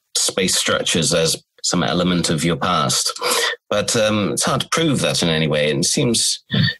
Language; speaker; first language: English; native; English